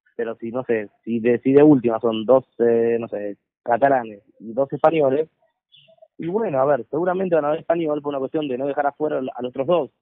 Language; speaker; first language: Spanish; native; Spanish